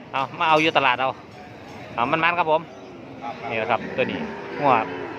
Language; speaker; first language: Thai; native; Thai